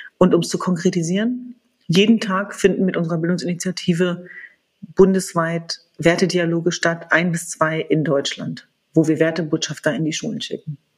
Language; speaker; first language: German; early bilingual, other home language; Kurdish